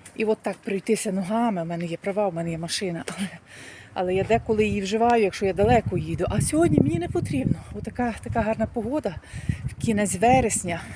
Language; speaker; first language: Ukrainian; native; Ukrainian